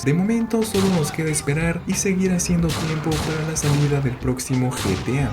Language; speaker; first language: Spanish; native; Spanish